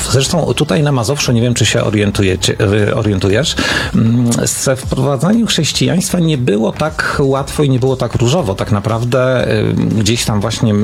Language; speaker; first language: Polish; native; Polish